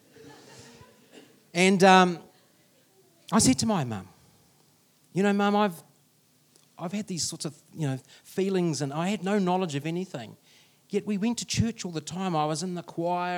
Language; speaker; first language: English; native; English